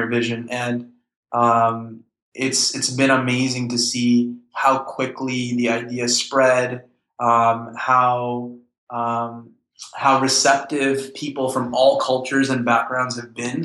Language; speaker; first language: English; native; English